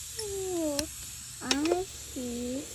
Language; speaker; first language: English; native; English